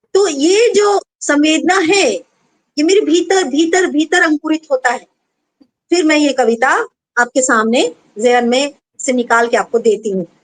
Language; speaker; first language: Hindi; non-native, local second language; Bangla